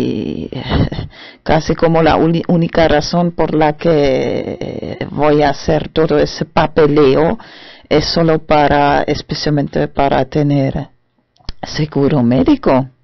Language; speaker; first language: Spanish; non-native, fluent; German